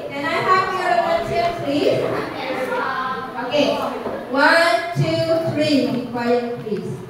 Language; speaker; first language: English; non-native, learner; Indonesian